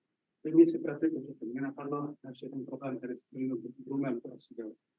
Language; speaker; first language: Czech; native; Czech